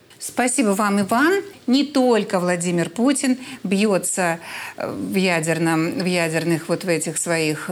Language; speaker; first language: Russian; native; Russian